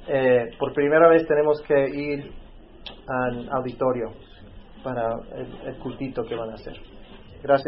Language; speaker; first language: Spanish; native; Spanish